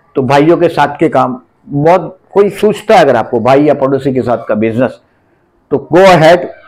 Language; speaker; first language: Hindi; native; Hindi